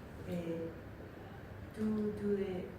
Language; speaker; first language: French; non-native, learner; Spanish